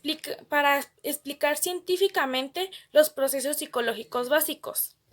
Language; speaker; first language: Spanish; native; Spanish